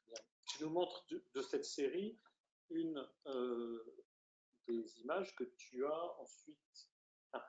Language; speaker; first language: French; native; French